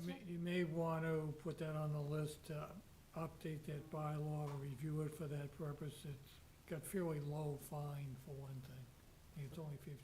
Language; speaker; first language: English; native; English